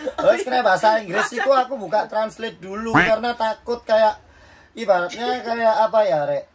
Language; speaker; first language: Indonesian; native; Indonesian